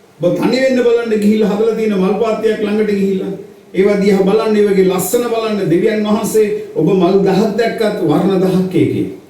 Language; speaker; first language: Sinhala; native; Sinhala